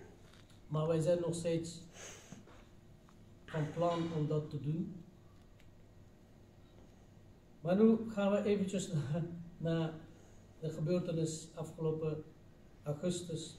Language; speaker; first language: Dutch; non-native, fluent; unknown